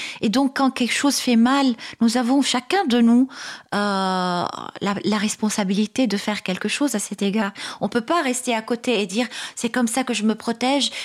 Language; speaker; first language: French; non-native, local second language; Arabic